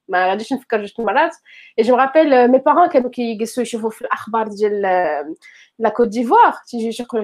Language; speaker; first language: French; non-native, local second language; Arabic